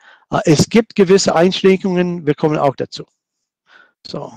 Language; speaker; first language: German; non-native, fluent; English